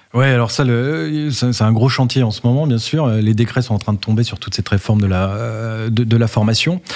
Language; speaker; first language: French; native; French